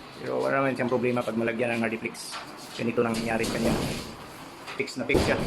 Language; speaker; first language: Filipino; non-native, local second language; Cebuano